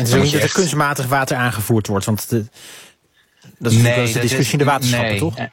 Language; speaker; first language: Dutch; native; Dutch